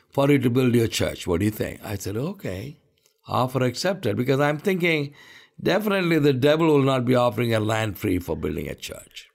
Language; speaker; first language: English; non-native, local second language; Malayalam